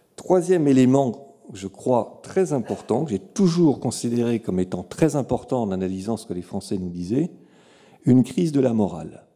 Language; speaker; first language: French; native; French